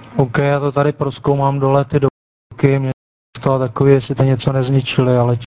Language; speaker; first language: Czech; native; Czech